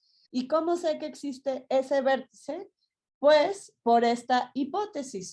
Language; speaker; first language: Spanish; native; Spanish